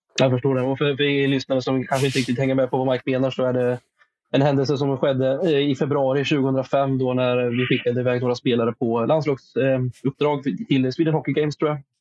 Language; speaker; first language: Swedish; native; Swedish